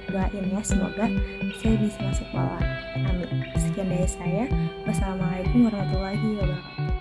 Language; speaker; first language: Indonesian; native; Indonesian